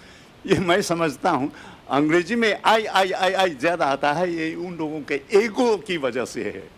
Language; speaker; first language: Hindi; non-native, fluent; Japanese